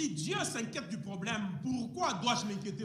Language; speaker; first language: French; non-native, fluent; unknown